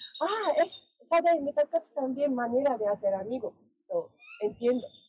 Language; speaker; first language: Spanish; non-native, learner; Japanese